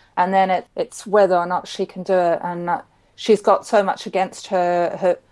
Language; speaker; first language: English; native; English